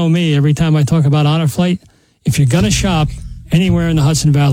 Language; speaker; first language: English; native; English